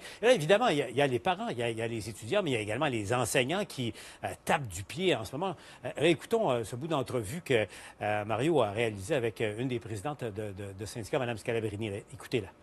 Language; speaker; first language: French; native; French